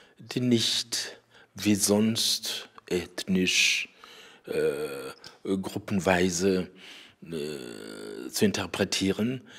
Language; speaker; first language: German; non-native, fluent; Rundi